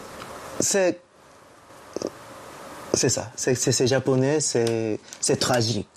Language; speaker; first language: French; non-native, fluent; Japanese